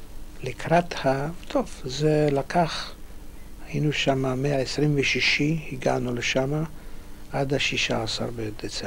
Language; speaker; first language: Hebrew; non-native, fluent; Polish